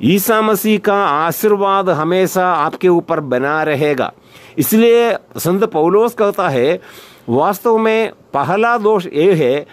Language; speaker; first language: Hindi; non-native, local second language; Malayalam